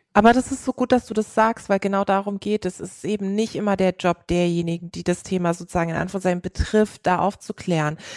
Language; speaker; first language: German; early bilingual, other home language; Turkish